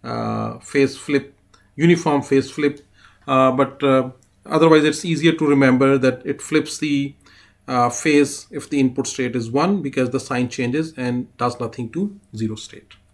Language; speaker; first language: English; non-native, fluent; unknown